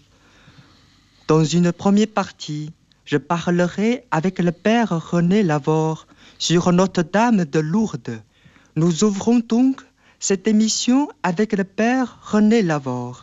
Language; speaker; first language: French; non-native, fluent; Chinese